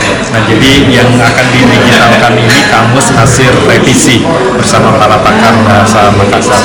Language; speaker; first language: Indonesian; native; Indonesian